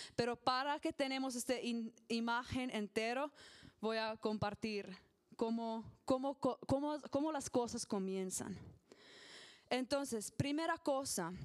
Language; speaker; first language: Spanish; non-native, learner; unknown